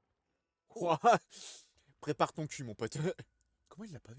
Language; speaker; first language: French; native; French